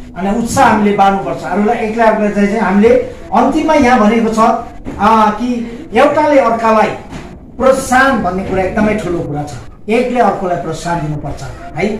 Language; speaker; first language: Nepali; non-native, local second language; Limbu